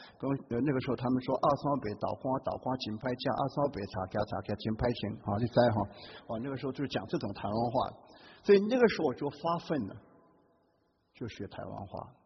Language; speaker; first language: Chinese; non-native, local second language; Hakka Chinese